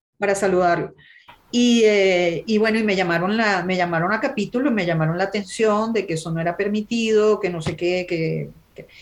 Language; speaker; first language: Spanish; native; Spanish